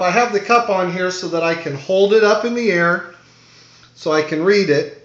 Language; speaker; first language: English; native; English